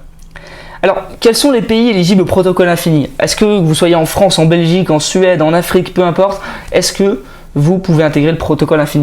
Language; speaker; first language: French; native; French